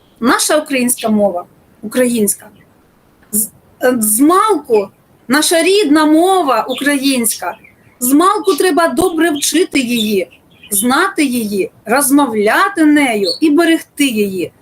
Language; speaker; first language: Ukrainian; native; Ukrainian